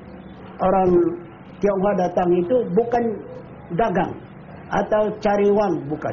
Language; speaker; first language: Indonesian; early bilingual, other home language; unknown